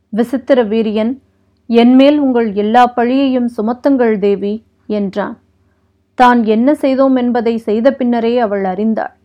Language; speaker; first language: Tamil; native; Tamil